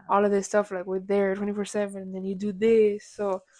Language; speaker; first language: English; early bilingual, other home language; Spanish